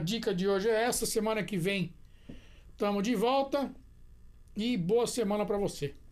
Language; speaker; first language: Portuguese; native; Portuguese